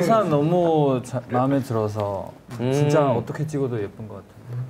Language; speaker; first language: Korean; non-native, fluent; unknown